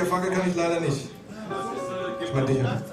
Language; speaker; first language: German; native; German